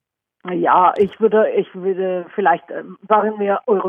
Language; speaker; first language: German; non-native, fluent; Norwegian